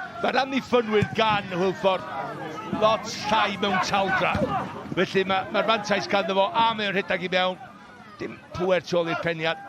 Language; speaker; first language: Welsh; native; Welsh